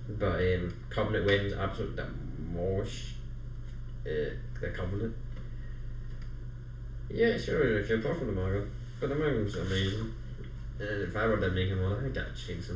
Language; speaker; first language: English; native; English